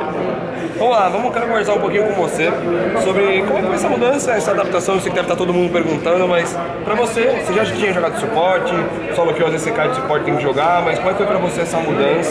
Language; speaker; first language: Portuguese; native; Portuguese